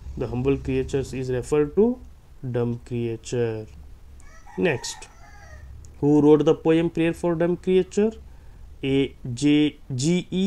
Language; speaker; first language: English; non-native, local second language; Urdu